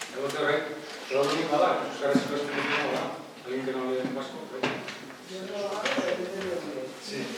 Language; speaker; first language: Spanish; non-native, local second language; Basque